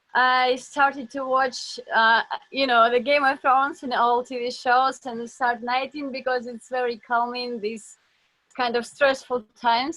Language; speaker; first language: English; non-native, learner; Russian